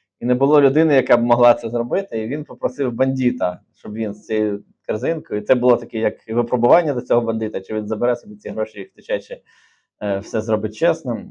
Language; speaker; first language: Ukrainian; native; Ukrainian